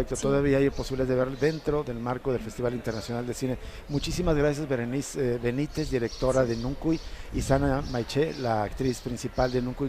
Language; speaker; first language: Spanish; native; Spanish